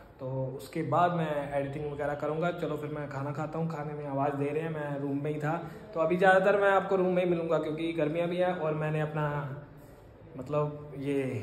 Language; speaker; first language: Hindi; non-native, local second language; Punjabi